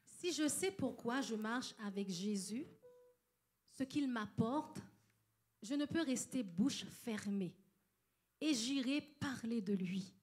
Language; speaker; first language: French; native; French